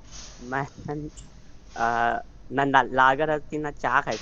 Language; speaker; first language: Persian; non-native, learner; Urdu